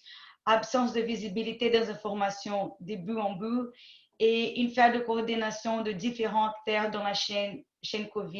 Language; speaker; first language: French; non-native, fluent; Portuguese